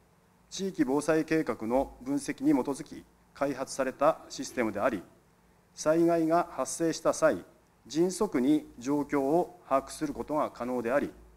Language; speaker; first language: Japanese; native; Japanese